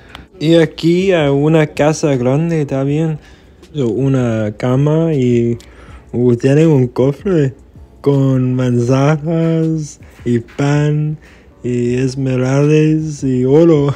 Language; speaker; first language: Spanish; non-native, learner; English